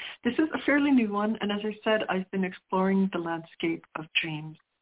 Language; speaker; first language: English; early bilingual, other home language; Sicilian